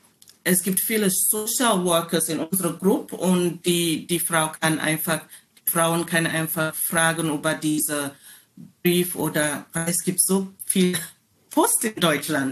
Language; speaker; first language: German; non-native, learner; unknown